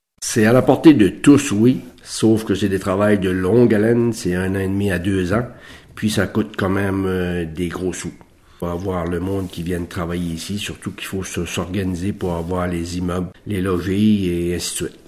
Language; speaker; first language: French; native; French